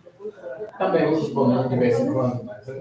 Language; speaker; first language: Portuguese; non-native, learner; English